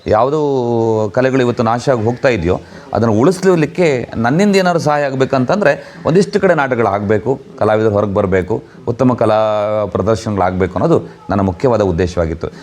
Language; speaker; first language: Kannada; non-native, local second language; Konkani